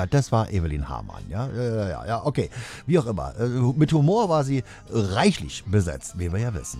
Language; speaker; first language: German; native; German